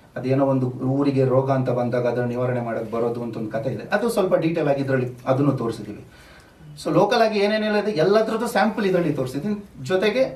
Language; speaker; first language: Kannada; non-native, local second language; Tulu